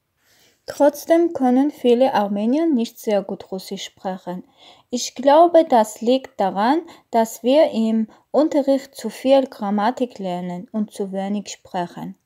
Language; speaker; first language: German; non-native, learner; Armenian